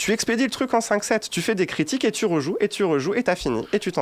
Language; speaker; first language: French; native; French